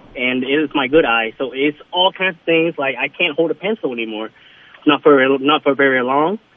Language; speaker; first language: English; early bilingual, other home language; Vietnamese